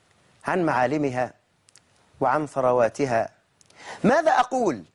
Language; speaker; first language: Arabic; native; Arabic